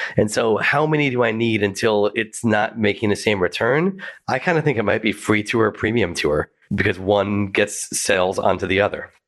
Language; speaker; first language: English; native; English